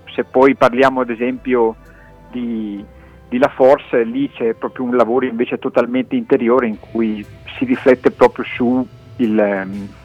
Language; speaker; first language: Italian; native; Italian